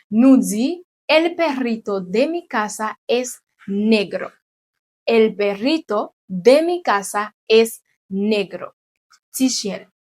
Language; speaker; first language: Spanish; non-native, fluent; Haitian Creole